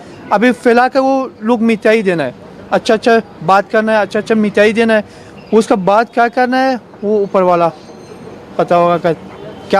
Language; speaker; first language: Hindi; non-native, learner; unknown